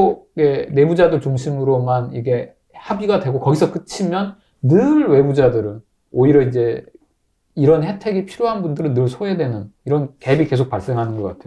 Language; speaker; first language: Korean; native; Korean